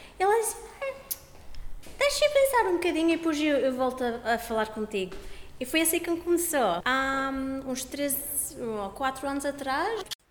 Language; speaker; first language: Portuguese; early bilingual, heritage; Portuguese